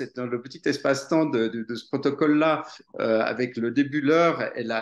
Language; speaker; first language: French; native; French